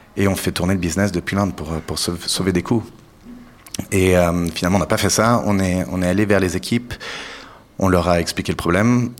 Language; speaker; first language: French; native; French